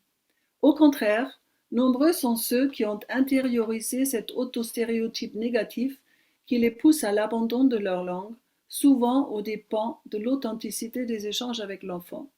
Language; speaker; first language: French; non-native, fluent; German